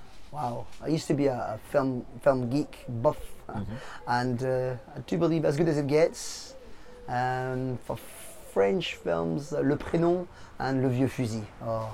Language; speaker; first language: English; non-native, fluent; French